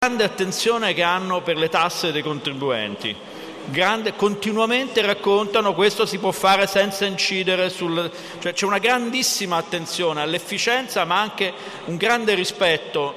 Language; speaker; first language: Italian; native; Italian